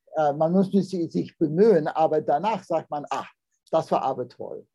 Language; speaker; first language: German; non-native, learner; English